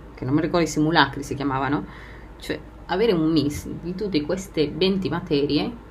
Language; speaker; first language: Italian; non-native, fluent; Spanish